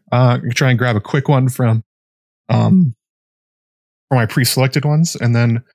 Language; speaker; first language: English; native; English